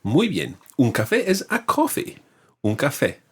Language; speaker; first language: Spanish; non-native, fluent; English